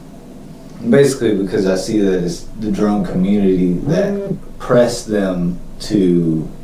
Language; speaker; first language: English; native; English